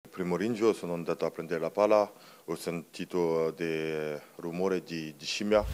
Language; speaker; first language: Italian; non-native, learner; French